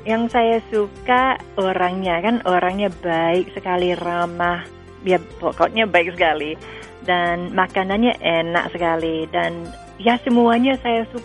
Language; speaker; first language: Indonesian; non-native, fluent; English